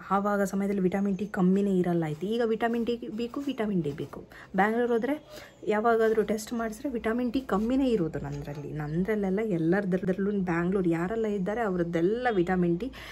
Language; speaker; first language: Kannada; native; Kannada